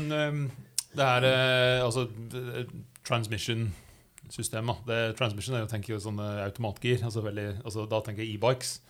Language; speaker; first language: Norwegian; non-native, fluent; English